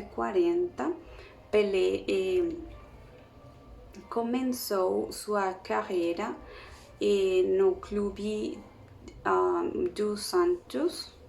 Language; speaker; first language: Portuguese; non-native, learner; Spanish